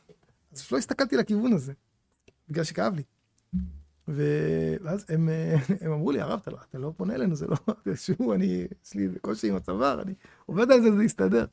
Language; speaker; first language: Hebrew; native; Hebrew